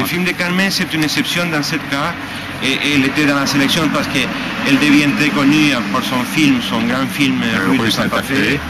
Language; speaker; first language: French; non-native, fluent; Spanish